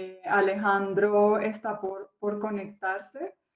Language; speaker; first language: Spanish; native; Spanish